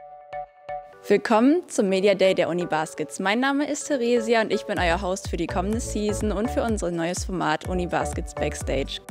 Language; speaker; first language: German; native; German